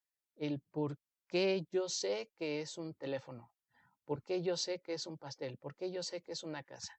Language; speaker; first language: Spanish; native; Spanish